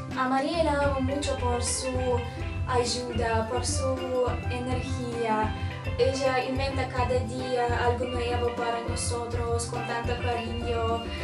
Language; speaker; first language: Spanish; non-native, fluent; Russian